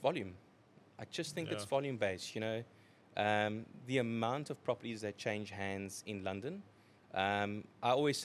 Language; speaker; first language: English; native; English